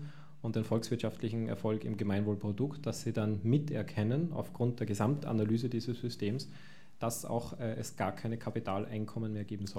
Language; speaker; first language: German; native; German